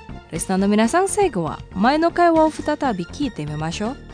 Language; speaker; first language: Japanese; non-native, fluent; Indonesian